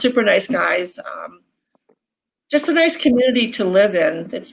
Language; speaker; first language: English; native; English